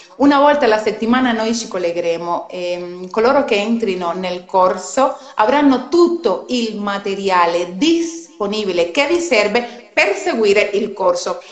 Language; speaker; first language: Italian; non-native, fluent; Spanish